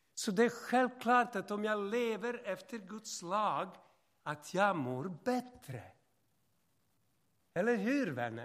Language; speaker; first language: Swedish; non-native, fluent; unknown